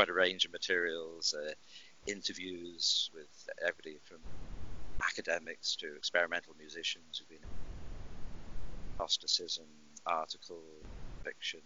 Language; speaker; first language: English; native; English